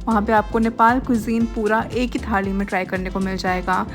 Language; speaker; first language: Hindi; native; Hindi